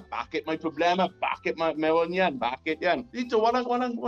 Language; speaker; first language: Filipino; non-native, learner; English